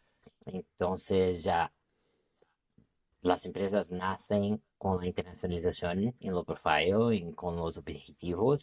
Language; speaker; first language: Spanish; non-native, local second language; Portuguese